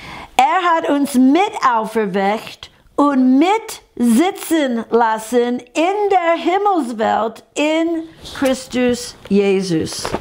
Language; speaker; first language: German; non-native, fluent; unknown